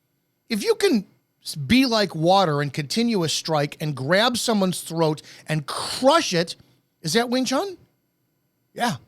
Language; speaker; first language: English; native; English